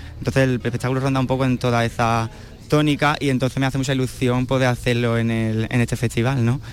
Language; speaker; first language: Spanish; native; Spanish